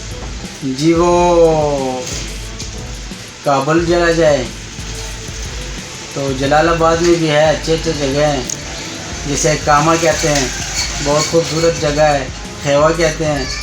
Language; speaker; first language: Hindi; non-native, local second language; Pashto